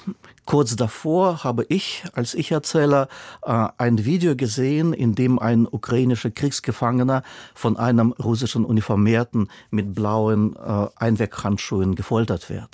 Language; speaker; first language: German; non-native, fluent; Russian